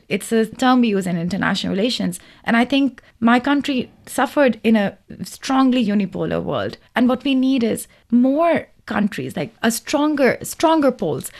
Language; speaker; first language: English; non-native, local second language; Urdu